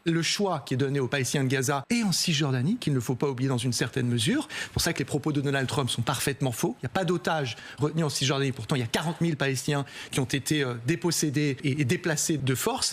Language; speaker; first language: French; native; French